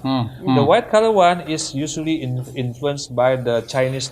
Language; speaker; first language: English; non-native, fluent; Indonesian